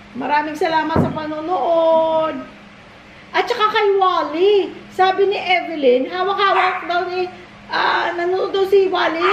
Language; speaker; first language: Filipino; native; Filipino